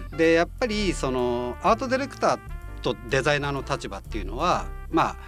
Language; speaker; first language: Japanese; native; Japanese